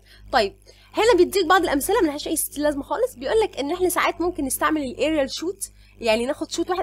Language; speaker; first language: Arabic; native; Arabic